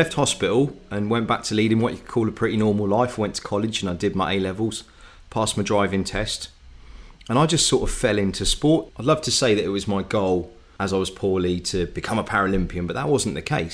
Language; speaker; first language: English; native; English